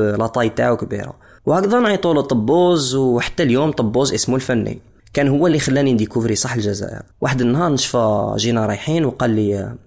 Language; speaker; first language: Arabic; non-native, fluent; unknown